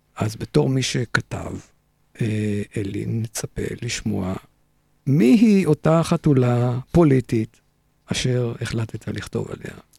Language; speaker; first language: Hebrew; native; Hebrew